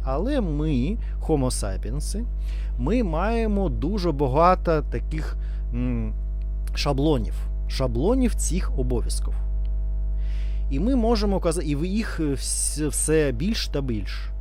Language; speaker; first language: Ukrainian; non-native, learner; Russian